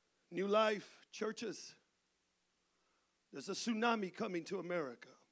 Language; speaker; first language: English; early bilingual, other home language; Spanish